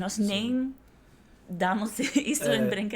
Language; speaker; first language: Portuguese; non-native, fluent; English